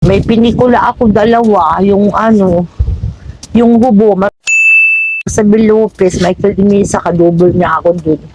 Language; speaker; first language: Filipino; non-native, local second language; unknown